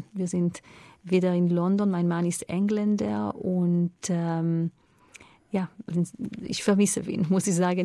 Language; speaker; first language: German; non-native, fluent; Hebrew